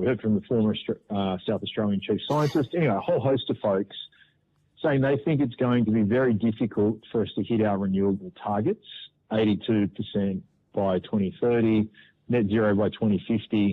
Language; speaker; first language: English; native; English